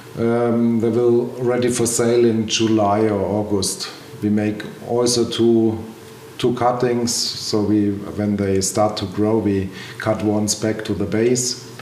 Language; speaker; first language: English; non-native, learner; German